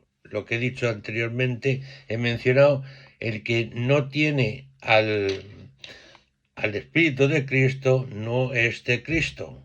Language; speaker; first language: Spanish; native; Spanish